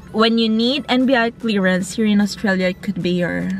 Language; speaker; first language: English; non-native, local second language; Cebuano